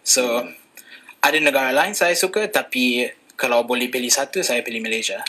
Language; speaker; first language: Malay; non-native, fluent; English